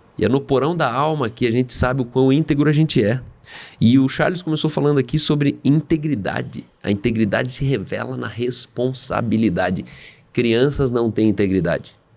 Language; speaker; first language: Portuguese; native; Portuguese